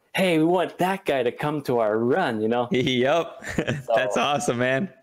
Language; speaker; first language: English; native; English